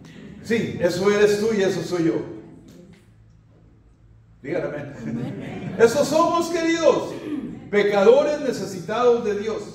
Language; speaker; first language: Spanish; native; Spanish